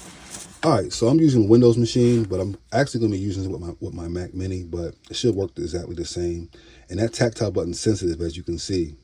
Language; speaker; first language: English; native; English